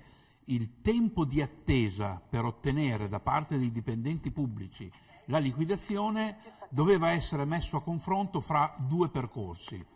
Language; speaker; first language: Italian; native; Italian